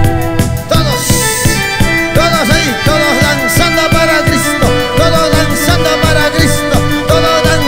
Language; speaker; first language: Spanish; native; Spanish